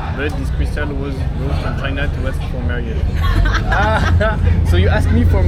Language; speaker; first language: English; non-native, learner; French